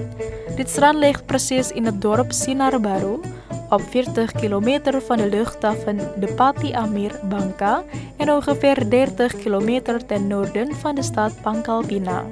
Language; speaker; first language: Dutch; non-native, fluent; Indonesian